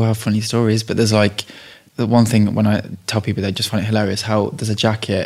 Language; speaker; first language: English; native; English